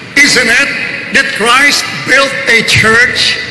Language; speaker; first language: English; non-native, local second language; Filipino